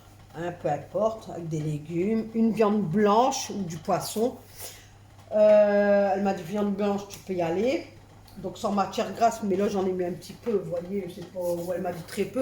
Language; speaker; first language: French; native; French